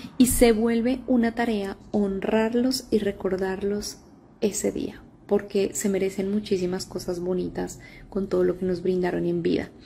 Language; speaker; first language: Spanish; native; Spanish